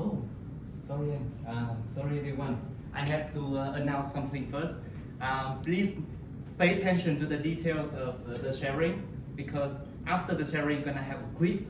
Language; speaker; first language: English; non-native, learner; Vietnamese